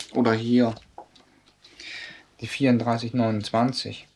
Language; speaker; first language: German; native; German